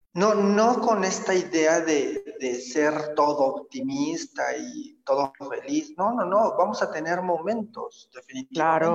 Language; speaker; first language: Spanish; native; Spanish